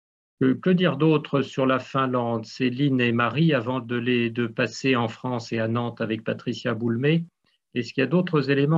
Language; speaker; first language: French; native; French